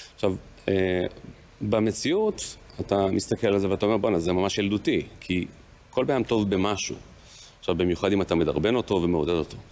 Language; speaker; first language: Hebrew; native; Hebrew